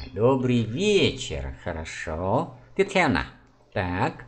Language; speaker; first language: Russian; non-native, fluent; Vietnamese